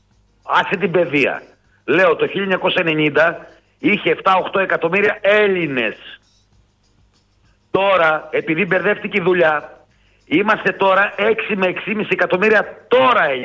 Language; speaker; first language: Greek; native; Greek